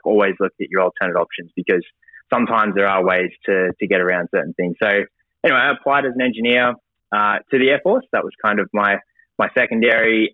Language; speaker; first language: English; native; English